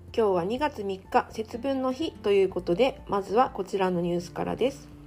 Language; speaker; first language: Japanese; non-native, fluent; Chinese